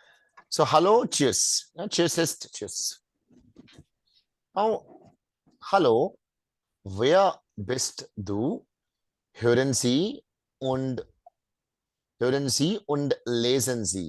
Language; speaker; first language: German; non-native, fluent; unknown